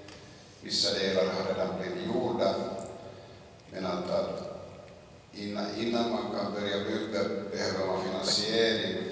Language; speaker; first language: Swedish; non-native, local second language; Finnish